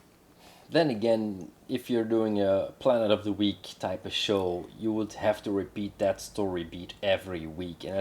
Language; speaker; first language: English; non-native, fluent; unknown